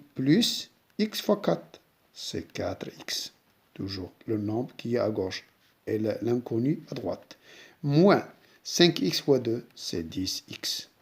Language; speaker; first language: French; non-native, local second language; Arabic